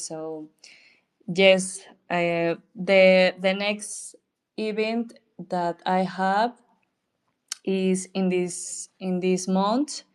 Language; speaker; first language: English; non-native, learner; Spanish